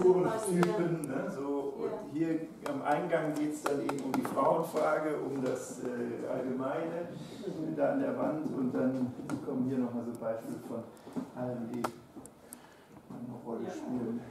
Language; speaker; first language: German; native; German